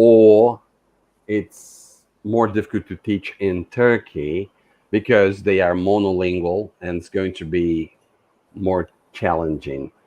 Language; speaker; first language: English; non-native, fluent; Portuguese